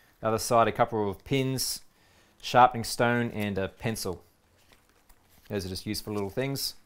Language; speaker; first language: English; native; English